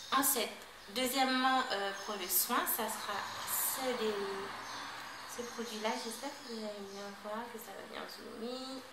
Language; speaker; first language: French; native; French